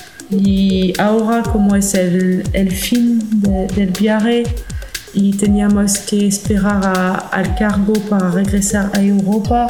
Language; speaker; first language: Spanish; non-native, learner; French